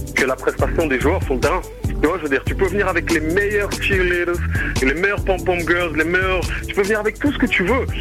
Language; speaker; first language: French; native; French